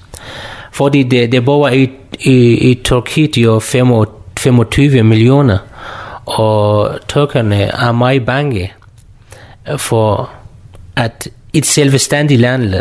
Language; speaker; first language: Danish; non-native, learner; Kurdish